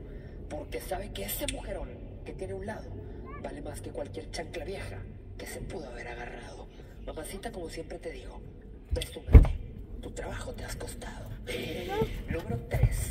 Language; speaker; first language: Spanish; native; Spanish